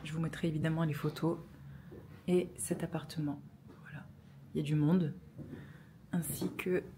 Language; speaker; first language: French; native; French